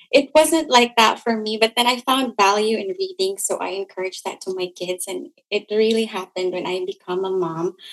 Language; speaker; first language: English; non-native, local second language; Cebuano